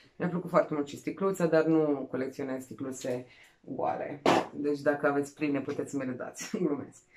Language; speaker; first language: Romanian; non-native, local second language; Serbian